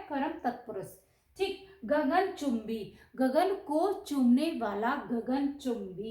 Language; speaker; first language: Hindi; native; Hindi